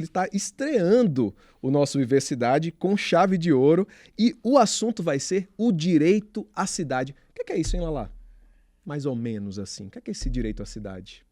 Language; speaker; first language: Portuguese; native; Portuguese